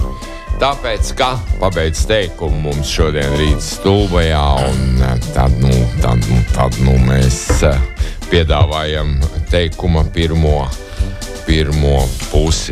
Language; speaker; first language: Latvian; native; Latvian